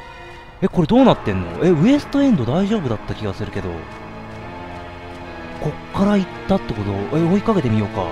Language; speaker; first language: Japanese; native; Japanese